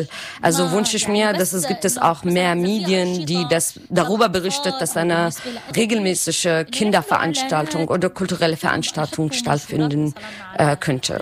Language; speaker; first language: German; non-native, learner; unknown